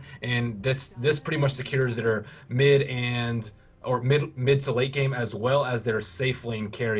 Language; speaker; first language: English; native; English